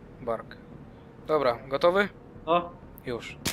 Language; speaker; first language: Polish; native; Polish